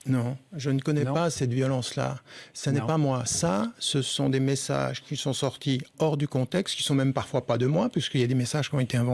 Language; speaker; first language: French; early bilingual, other home language; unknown